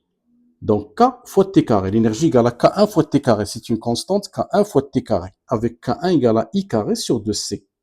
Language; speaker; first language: French; non-native, local second language; Arabic